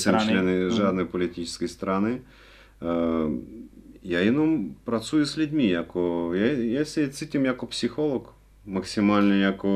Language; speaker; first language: Czech; non-native, learner; Russian